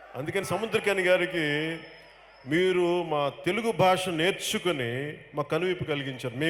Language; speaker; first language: Telugu; native; Telugu